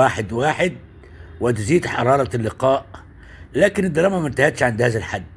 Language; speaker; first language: Arabic; native; Arabic